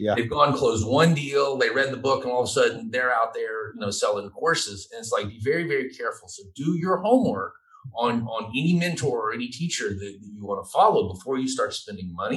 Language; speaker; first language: English; native; English